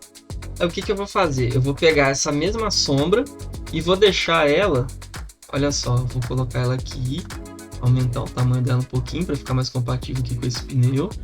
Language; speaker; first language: Portuguese; native; Portuguese